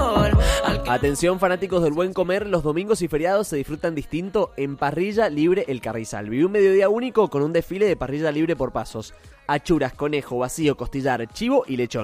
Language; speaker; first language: Spanish; native; Spanish